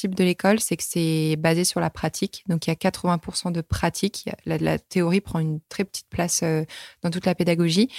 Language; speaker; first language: French; native; French